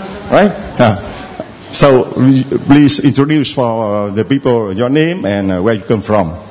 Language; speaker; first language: English; non-native, learner; Vietnamese